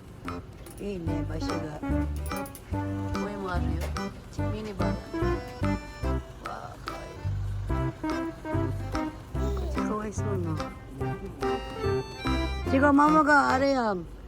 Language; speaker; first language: Japanese; non-native, learner; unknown